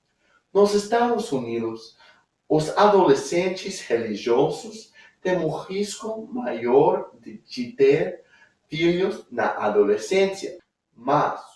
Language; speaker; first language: Portuguese; non-native, learner; English